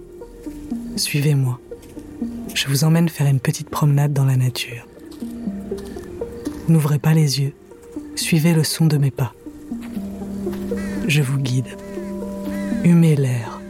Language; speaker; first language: French; native; French